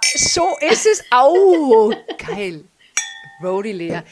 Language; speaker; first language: German; non-native, fluent; Danish